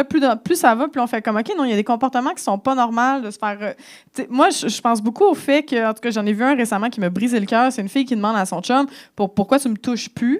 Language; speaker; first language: French; native; French